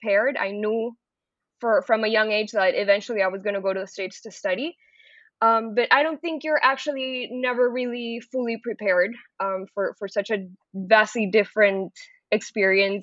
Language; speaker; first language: English; non-native, fluent; Spanish